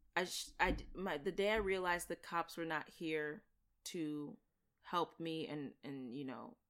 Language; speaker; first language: English; native; English